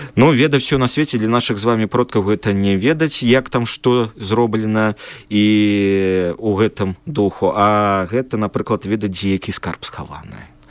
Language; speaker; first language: Belarusian; native; Belarusian